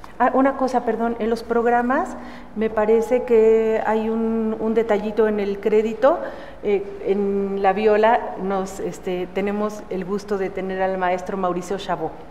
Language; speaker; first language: Spanish; native; Spanish